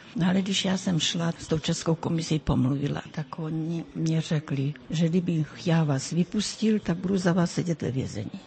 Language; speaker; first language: Czech; early bilingual, heritage; Czech